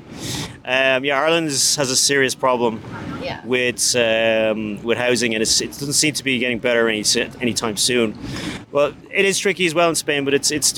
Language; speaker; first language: English; native; English